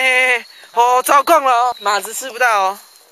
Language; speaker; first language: Chinese; native; Chinese